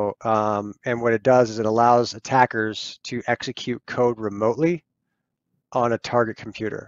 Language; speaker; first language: English; native; English